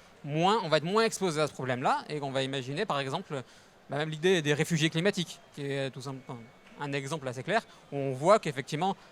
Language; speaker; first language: French; native; French